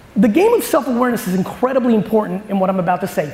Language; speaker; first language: English; native; English